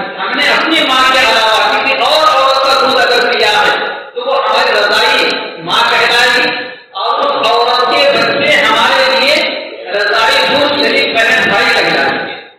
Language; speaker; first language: Urdu; native; Urdu